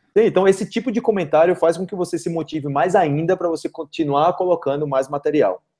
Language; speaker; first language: Portuguese; native; Portuguese